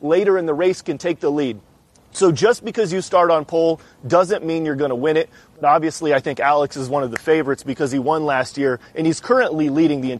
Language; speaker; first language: English; native; English